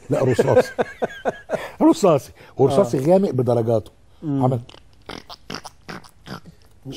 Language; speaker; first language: Arabic; native; Arabic